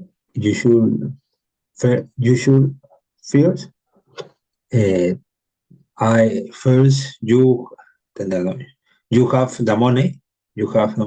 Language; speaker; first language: English; non-native, learner; Spanish